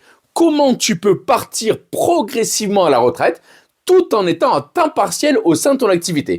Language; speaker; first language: French; native; French